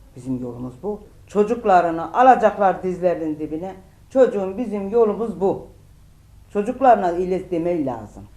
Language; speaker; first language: Turkish; native; Turkish